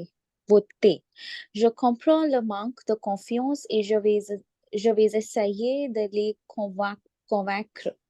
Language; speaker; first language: French; non-native, learner; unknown